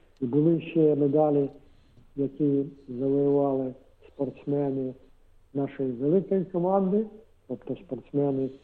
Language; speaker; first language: Ukrainian; non-native, local second language; Russian